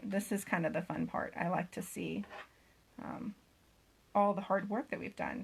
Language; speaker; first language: English; native; English